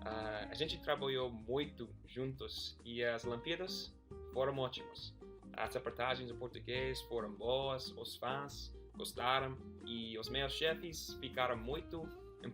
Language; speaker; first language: Portuguese; non-native, fluent; English